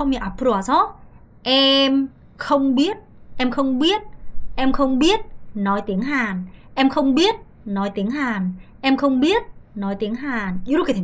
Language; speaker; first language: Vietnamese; non-native, fluent; Korean